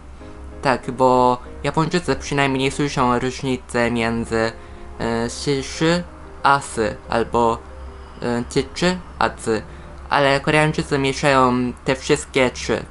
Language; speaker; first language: Polish; non-native, fluent; Japanese